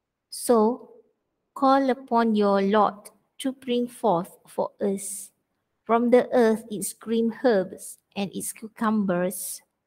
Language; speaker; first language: English; non-native, local second language; Malay